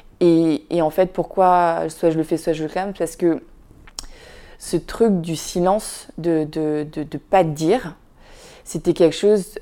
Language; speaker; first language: French; early bilingual, other home language; Vietnamese